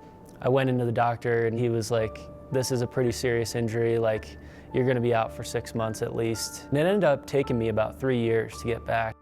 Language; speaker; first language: English; native; English